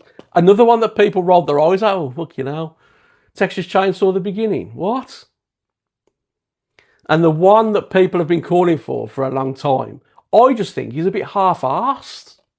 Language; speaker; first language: English; native; English